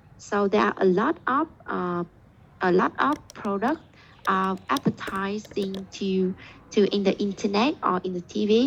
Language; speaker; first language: English; non-native, learner; Vietnamese